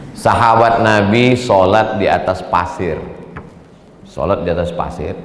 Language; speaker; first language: Indonesian; native; Indonesian